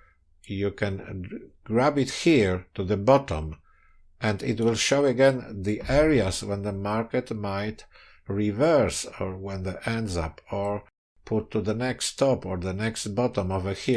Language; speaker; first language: English; non-native, fluent; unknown